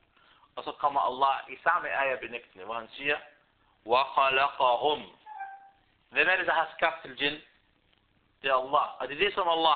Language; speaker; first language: Danish; non-native, fluent; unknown